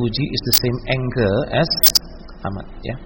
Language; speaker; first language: English; non-native, local second language; Indonesian